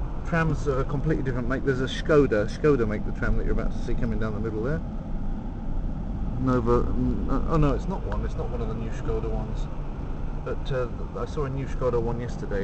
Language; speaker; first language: English; native; English